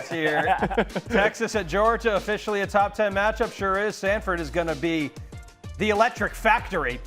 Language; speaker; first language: English; native; English